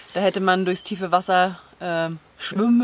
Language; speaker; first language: German; native; German